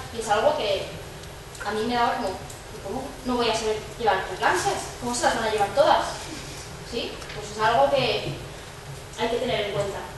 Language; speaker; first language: Spanish; non-native, local second language; Catalan